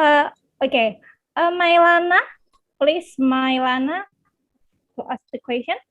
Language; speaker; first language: English; non-native, learner; Indonesian